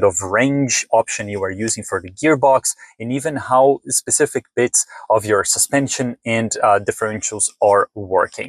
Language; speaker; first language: English; native; English